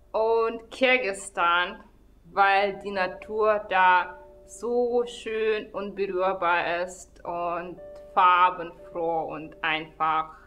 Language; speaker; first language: German; non-native, fluent; Russian